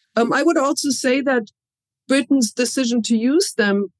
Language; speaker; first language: English; non-native, fluent; German